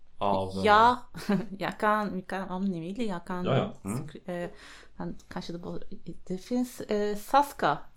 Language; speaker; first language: Swedish; non-native, learner; Turkish